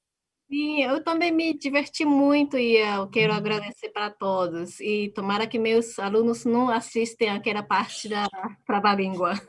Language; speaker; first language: Portuguese; non-native, fluent; Japanese